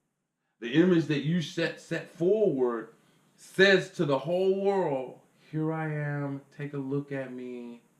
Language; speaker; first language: English; native; English